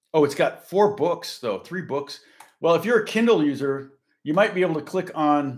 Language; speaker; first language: English; native; English